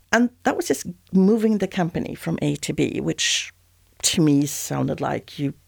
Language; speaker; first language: English; non-native, fluent; Swedish